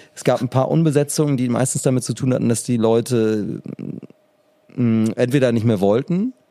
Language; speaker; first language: German; native; German